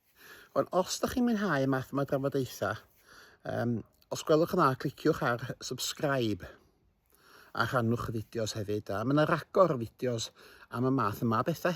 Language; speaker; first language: Welsh; native; Welsh